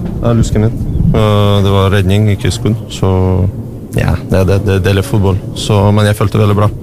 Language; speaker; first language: Norwegian; non-native, learner; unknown